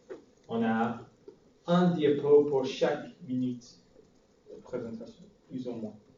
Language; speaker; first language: French; non-native, fluent; English